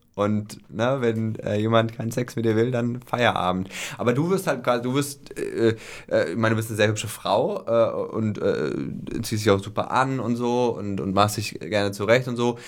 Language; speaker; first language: German; native; German